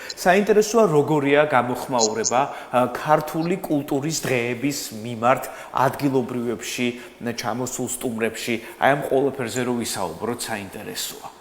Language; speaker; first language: Georgian; native; Georgian